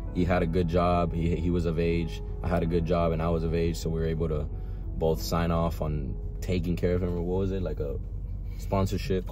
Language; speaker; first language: English; early bilingual, other home language; Spanish